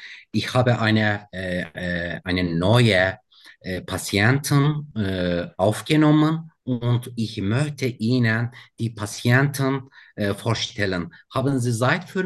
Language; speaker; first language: German; non-native, learner; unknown